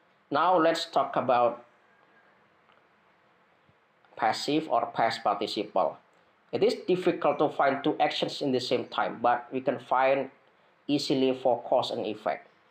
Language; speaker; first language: English; non-native, fluent; Indonesian